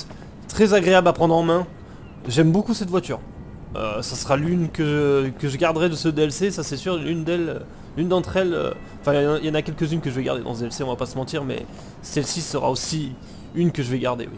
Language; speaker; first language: French; native; French